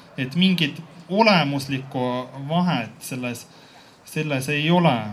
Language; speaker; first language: Estonian; native; Estonian